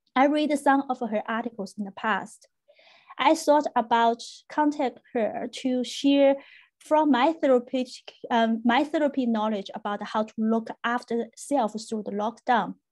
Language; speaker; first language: English; non-native, fluent; Chinese